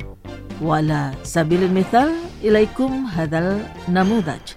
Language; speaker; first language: Arabic; non-native, fluent; Indonesian